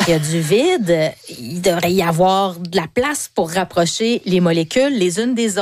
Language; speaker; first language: French; native; French